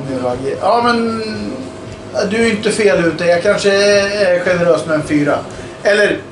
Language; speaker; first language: Swedish; native; Swedish